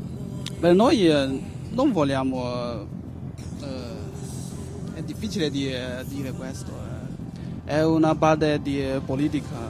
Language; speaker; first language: Italian; non-native, learner; Chinese